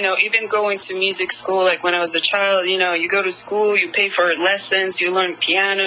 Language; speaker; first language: English; non-native, fluent; Russian